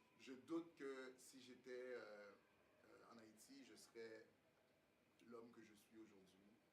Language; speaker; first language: French; early bilingual, other home language; Haitian Creole